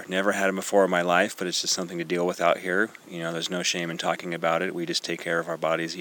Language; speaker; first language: English; native; English